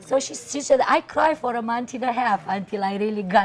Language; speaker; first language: English; non-native, fluent; Romanian